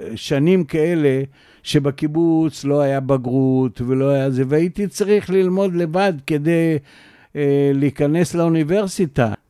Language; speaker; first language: Hebrew; native; Hebrew